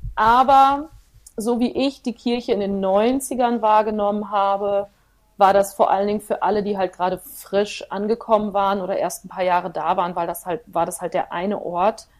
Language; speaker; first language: German; early bilingual, other home language; Plautdietsch